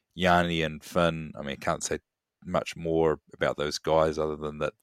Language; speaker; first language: English; native; English